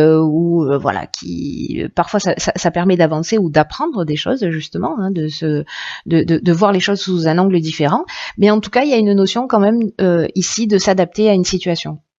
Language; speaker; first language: French; native; French